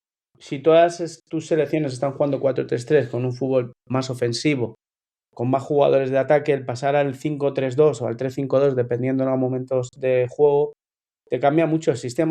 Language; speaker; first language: Spanish; native; Spanish